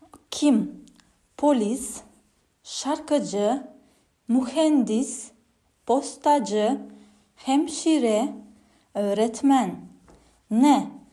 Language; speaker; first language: Turkish; non-native, fluent; Kazakh